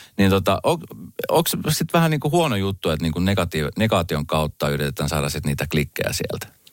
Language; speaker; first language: Finnish; native; Finnish